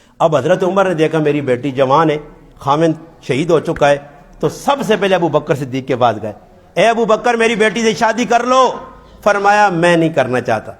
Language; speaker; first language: Urdu; non-native, local second language; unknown